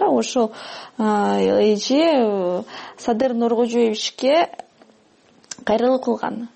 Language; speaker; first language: Kyrgyz; non-native, fluent; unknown